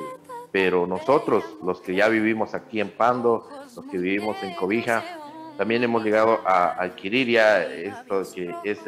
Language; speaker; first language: Spanish; native; Spanish